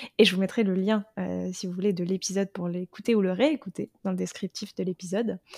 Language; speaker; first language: French; native; French